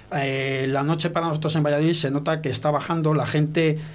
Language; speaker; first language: Spanish; early bilingual, heritage; French